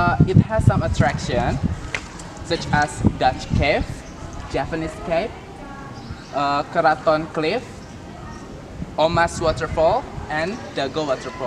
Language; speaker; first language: English; non-native, learner; Indonesian